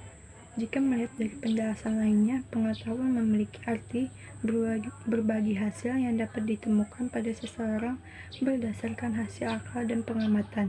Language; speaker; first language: Indonesian; native; Indonesian